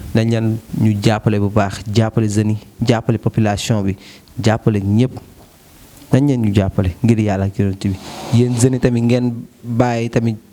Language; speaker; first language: Wolof; native; Wolof